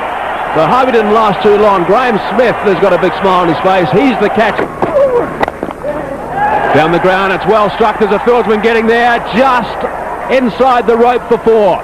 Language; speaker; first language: English; native; English